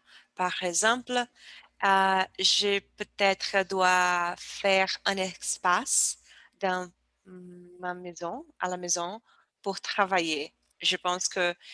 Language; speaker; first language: French; non-native, learner; Portuguese